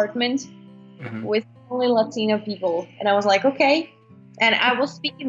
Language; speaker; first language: English; non-native, fluent; Russian